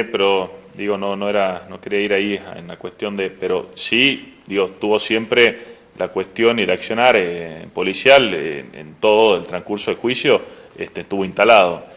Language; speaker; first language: Spanish; native; Spanish